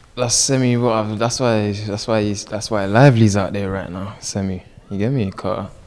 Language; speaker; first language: English; native; English